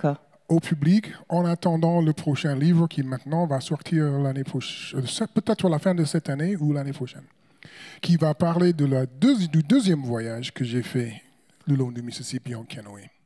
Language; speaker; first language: French; non-native, fluent; English